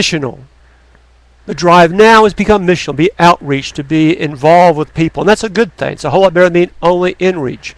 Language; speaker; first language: English; native; English